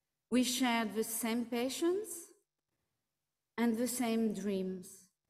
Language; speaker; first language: English; non-native, fluent; French